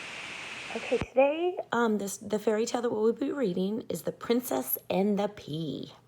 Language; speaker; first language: English; native; English